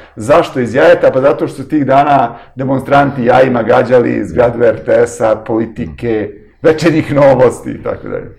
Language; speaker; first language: Serbian; native; Serbian